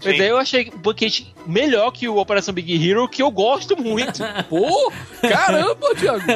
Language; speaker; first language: Portuguese; native; Portuguese